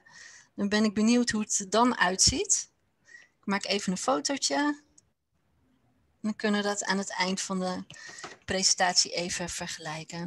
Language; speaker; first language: Dutch; native; Dutch